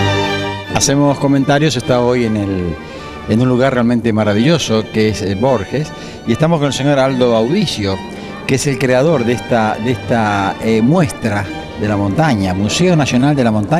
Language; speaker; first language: Spanish; native; Spanish